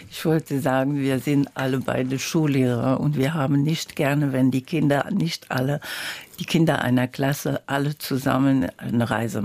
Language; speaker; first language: German; non-native, local second language; French